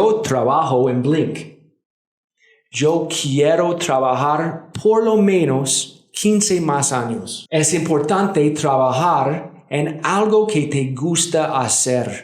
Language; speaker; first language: Spanish; non-native, learner; English